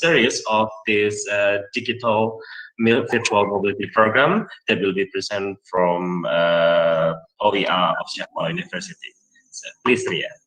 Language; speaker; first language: English; non-native, fluent; Indonesian